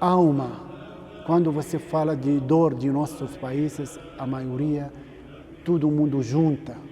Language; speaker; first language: Portuguese; non-native, learner; Arabic